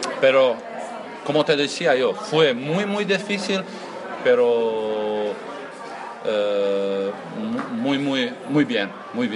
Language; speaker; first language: Spanish; non-native, learner; Croatian